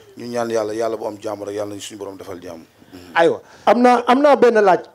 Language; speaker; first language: Wolof; non-native, local second language; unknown